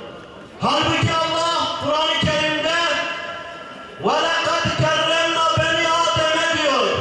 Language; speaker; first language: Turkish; non-native, local second language; Zaza